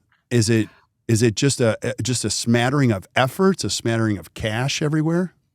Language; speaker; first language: English; native; English